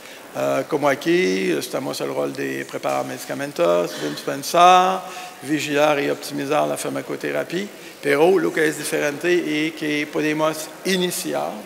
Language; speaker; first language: Spanish; non-native, learner; French